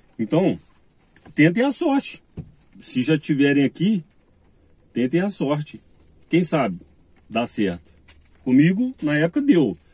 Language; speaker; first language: Portuguese; native; Portuguese